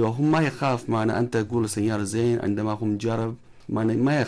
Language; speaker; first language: Arabic; non-native, learner; Chinese